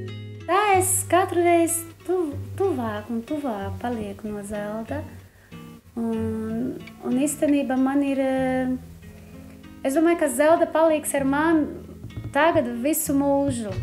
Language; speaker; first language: Latvian; non-native, learner; Portuguese